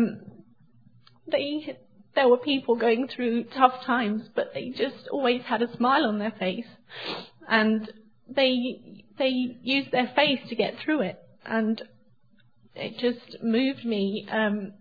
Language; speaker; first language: English; native; English